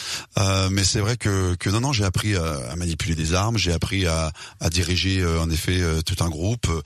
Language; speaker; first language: French; native; French